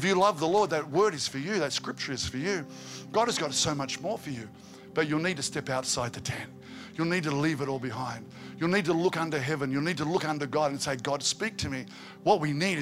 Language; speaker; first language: English; native; English